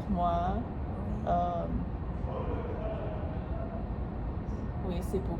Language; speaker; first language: French; non-native, learner; English